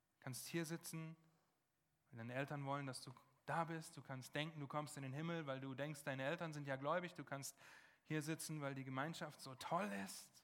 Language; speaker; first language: German; non-native, fluent; English